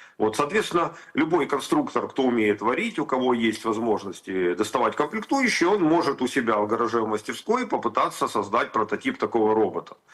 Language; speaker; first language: Russian; native; Russian